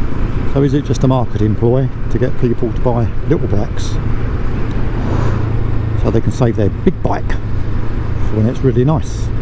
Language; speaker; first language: English; native; English